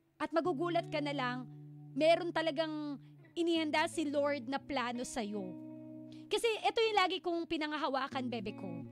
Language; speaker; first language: Filipino; native; Filipino